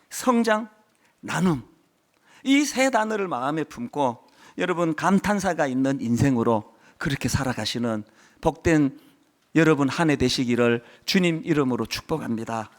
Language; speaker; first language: Korean; native; Korean